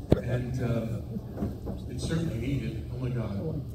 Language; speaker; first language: English; native; English